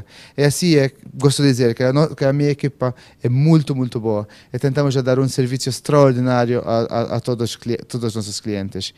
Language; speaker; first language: Portuguese; non-native, fluent; Maltese